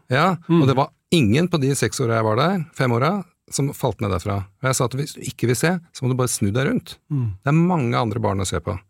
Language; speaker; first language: Norwegian; native; Norwegian